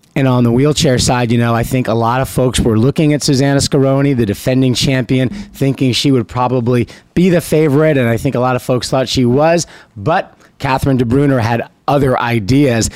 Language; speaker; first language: English; native; English